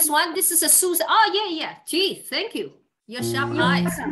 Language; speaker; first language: English; non-native, fluent; Chinese